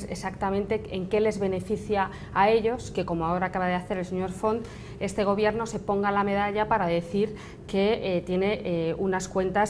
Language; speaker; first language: Spanish; native; Spanish